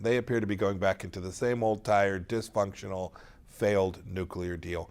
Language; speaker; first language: English; native; English